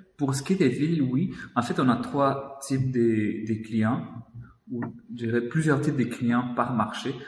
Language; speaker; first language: French; non-native, fluent; Spanish